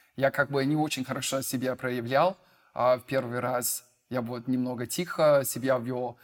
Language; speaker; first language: Russian; non-native, fluent; English